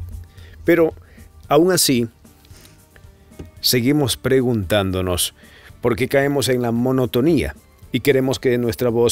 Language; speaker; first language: Spanish; native; Spanish